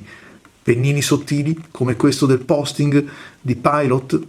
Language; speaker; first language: Italian; native; Italian